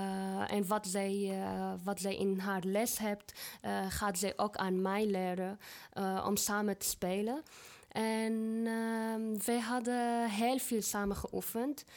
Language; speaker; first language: Dutch; non-native, learner; Arabic